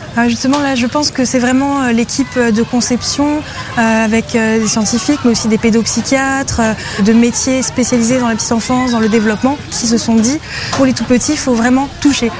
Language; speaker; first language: French; native; French